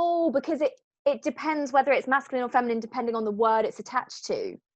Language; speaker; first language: English; native; English